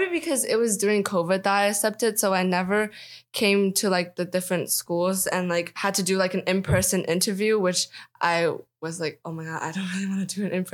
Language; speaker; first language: English; non-native, local second language; Cantonese